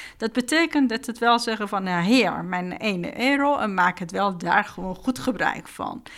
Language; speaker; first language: Dutch; non-native, fluent; Persian